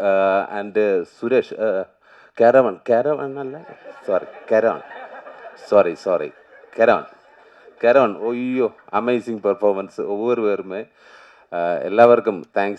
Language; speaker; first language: Tamil; non-native, learner; Malayalam